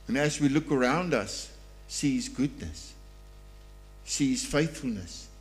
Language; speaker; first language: English; non-native, local second language; Afrikaans